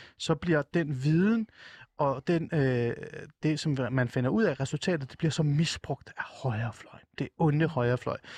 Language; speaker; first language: Danish; native; Danish